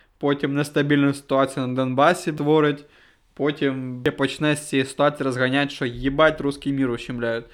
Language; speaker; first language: Ukrainian; non-native, local second language; Russian